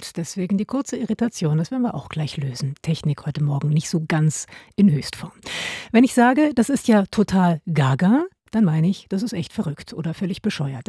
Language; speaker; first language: German; native; German